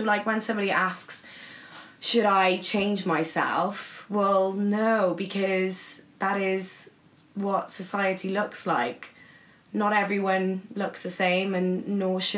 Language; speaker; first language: English; native; English